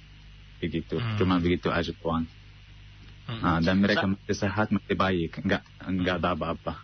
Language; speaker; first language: Indonesian; non-native, fluent; Arabic